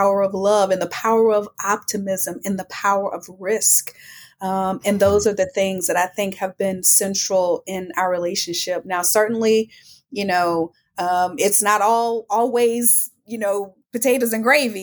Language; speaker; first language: English; native; English